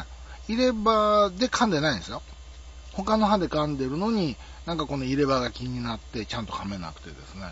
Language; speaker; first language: Japanese; native; Japanese